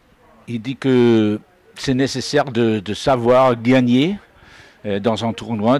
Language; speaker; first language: French; non-native, fluent; English